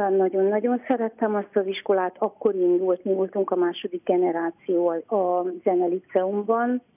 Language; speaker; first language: Hungarian; native; Hungarian